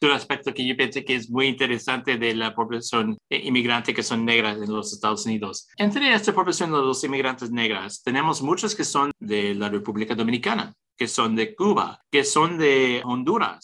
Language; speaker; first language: Spanish; early bilingual, heritage; English